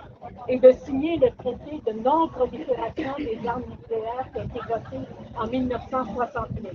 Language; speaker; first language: French; native; French